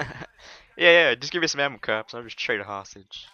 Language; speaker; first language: English; non-native, fluent; Swedish